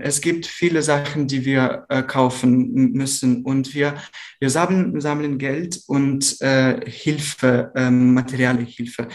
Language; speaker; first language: German; non-native, learner; Ukrainian